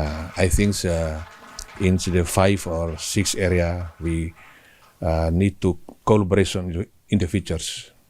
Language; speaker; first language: English; non-native, learner; Indonesian